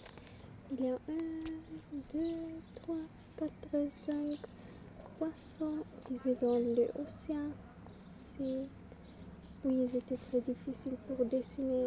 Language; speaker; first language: French; non-native, learner; German